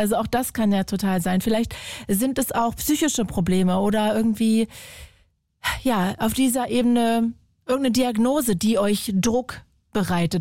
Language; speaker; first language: German; native; German